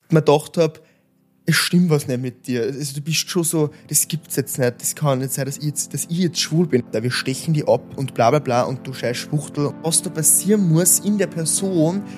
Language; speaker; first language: German; native; German